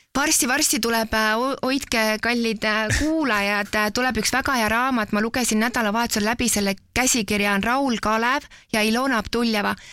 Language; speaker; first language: Estonian; native; Estonian